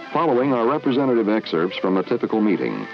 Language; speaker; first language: English; native; English